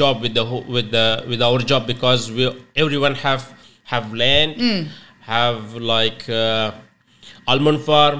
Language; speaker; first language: English; non-native, learner; Persian